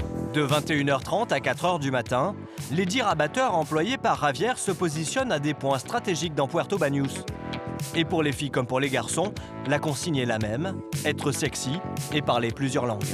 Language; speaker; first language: French; native; French